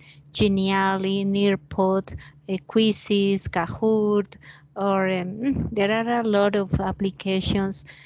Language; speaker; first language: English; non-native, learner; Spanish